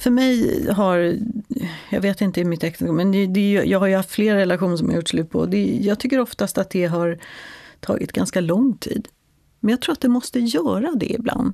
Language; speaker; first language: Swedish; native; Swedish